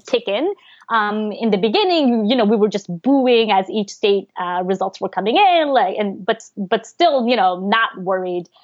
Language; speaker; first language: English; early bilingual, other home language; Bangla